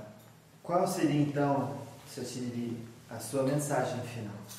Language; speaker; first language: Portuguese; native; Portuguese